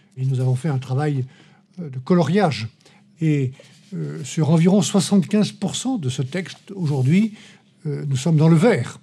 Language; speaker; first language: French; native; French